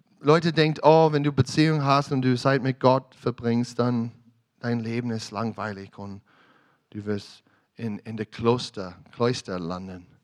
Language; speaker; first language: German; non-native, fluent; English